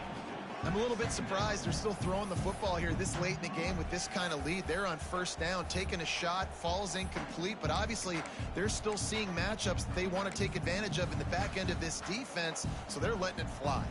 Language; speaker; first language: English; native; English